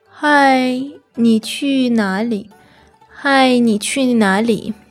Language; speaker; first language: Chinese; non-native, fluent; Russian